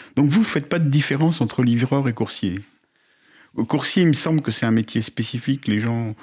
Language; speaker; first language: French; native; French